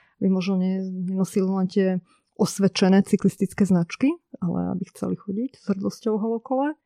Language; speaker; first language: Slovak; native; Slovak